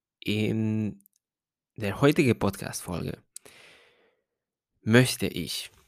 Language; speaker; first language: German; non-native, fluent; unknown